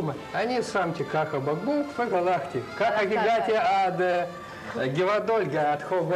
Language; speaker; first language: Hebrew; non-native, learner; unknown